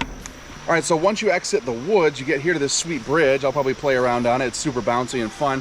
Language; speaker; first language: English; native; English